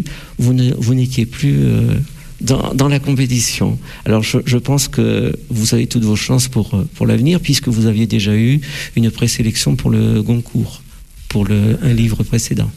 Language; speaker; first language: French; native; French